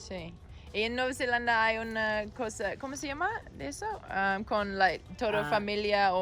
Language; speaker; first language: Spanish; non-native, learner; English